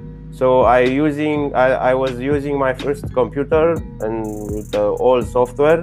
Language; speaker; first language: English; non-native, learner; Romanian